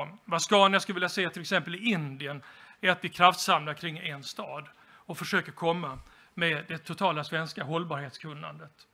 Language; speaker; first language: Swedish; native; Swedish